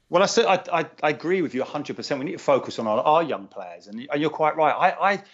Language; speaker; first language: English; native; English